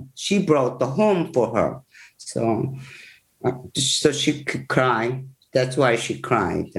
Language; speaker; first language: English; non-native, learner; Korean